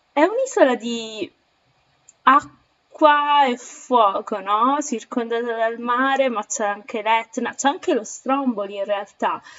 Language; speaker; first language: Italian; native; Italian